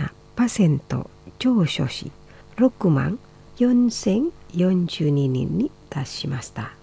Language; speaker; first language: Japanese; non-native, fluent; Indonesian